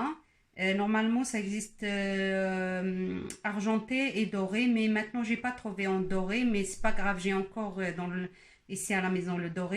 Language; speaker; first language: French; non-native, local second language; Arabic